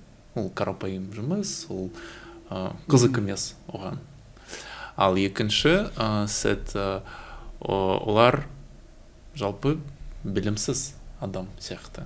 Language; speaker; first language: Kazakh; non-native, learner; Russian